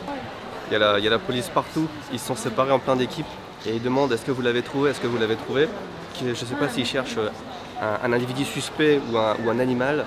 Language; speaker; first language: French; native; French